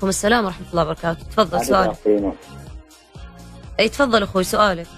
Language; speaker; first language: Arabic; native; Arabic